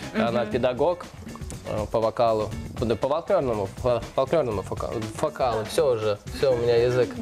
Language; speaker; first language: Russian; early bilingual, heritage; Russian